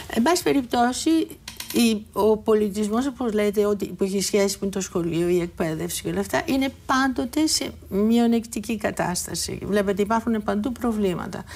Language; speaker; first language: Greek; native; Greek